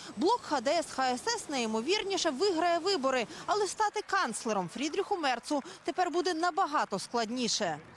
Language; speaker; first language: Ukrainian; native; Ukrainian